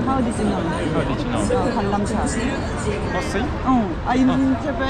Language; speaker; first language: English; non-native, learner; Korean